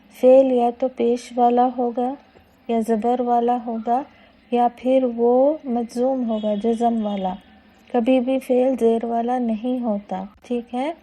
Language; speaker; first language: Urdu; native; Urdu